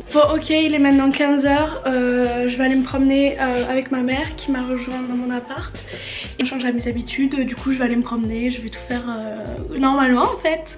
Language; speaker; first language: French; native; French